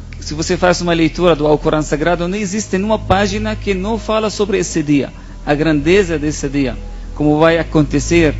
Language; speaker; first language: Portuguese; non-native, fluent; Arabic